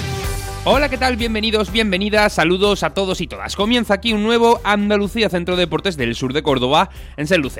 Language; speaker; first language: Spanish; native; Spanish